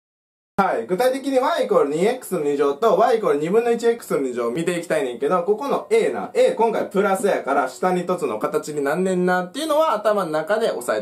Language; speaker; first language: Japanese; native; Japanese